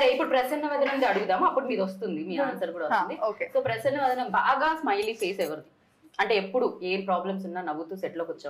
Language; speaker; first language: Telugu; native; Telugu